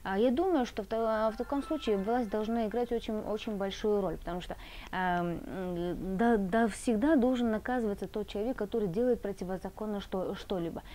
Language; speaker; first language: Russian; non-native, fluent; Azerbaijani